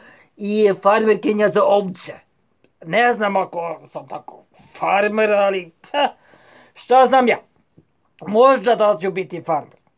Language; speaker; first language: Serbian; non-native, fluent; Norwegian